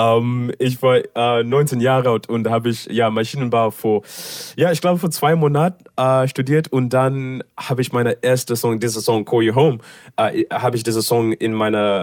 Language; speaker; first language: German; non-native, learner; English